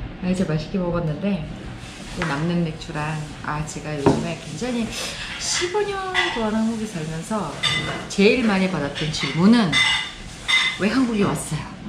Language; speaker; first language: Korean; non-native, fluent; Uzbek